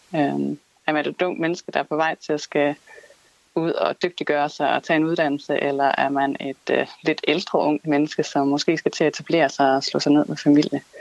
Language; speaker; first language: Danish; native; Danish